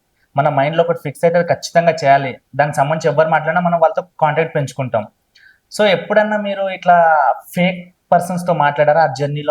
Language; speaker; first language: Telugu; native; Telugu